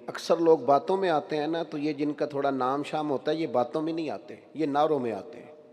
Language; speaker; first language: Urdu; non-native, local second language; Punjabi